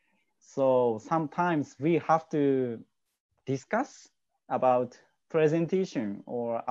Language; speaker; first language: English; non-native, learner; Japanese